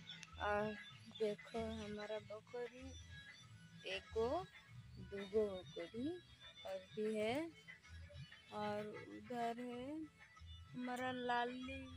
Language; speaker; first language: Hindi; non-native, local second language; Bangla